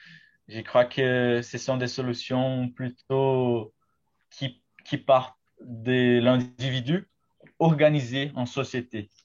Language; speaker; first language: French; non-native, fluent; Portuguese